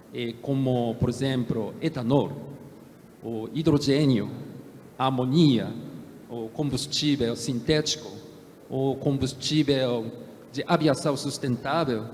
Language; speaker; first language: Portuguese; non-native, fluent; Japanese